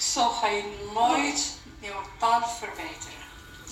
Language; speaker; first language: Dutch; non-native, learner; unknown